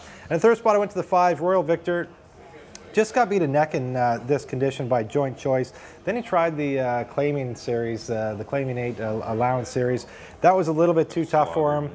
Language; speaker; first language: English; native; English